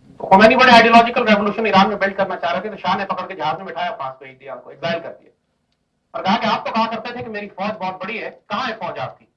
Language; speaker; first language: Urdu; native; Urdu